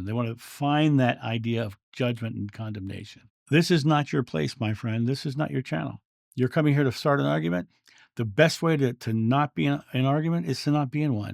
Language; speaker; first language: English; native; English